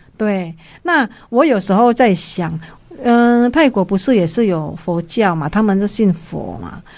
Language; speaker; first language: Chinese; non-native, fluent; Vietnamese